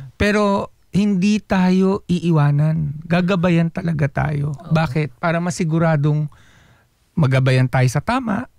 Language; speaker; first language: Filipino; native; Filipino